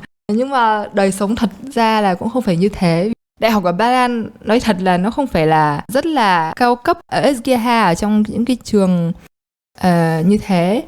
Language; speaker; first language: Vietnamese; early bilingual, heritage; Polish